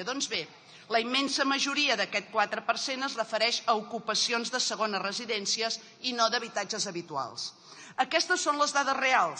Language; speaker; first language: Catalan; native; Catalan